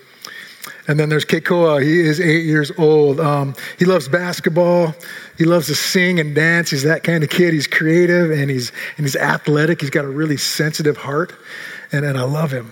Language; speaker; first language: English; native; English